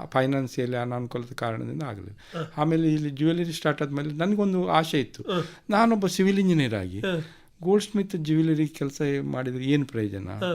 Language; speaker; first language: Kannada; native; Kannada